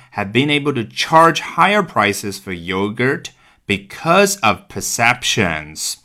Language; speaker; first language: English; non-native, fluent; Chinese